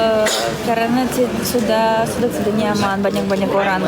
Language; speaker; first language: Indonesian; non-native, learner; Russian